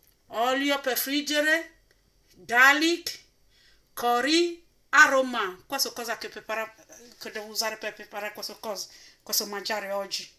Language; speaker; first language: Italian; non-native, learner; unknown